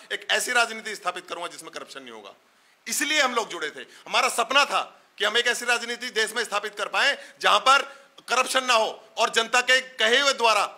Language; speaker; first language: Hindi; native; Hindi